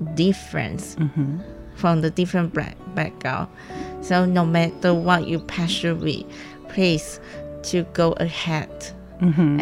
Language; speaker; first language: English; non-native, local second language; Chinese